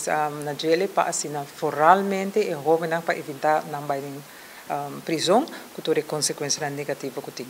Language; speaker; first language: Portuguese; non-native, learner; Papiamento